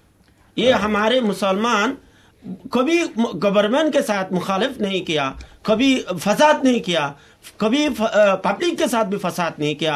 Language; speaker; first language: Hindi; non-native, fluent; Rohingya